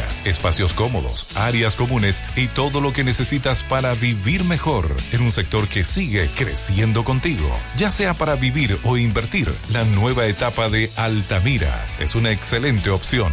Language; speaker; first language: Spanish; native; Spanish